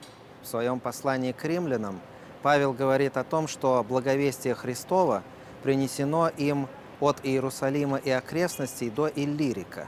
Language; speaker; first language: Russian; native; Russian